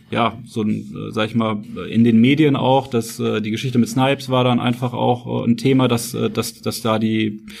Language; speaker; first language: German; native; German